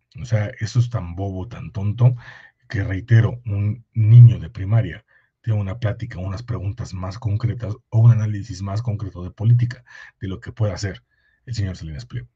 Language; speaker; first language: Spanish; native; Spanish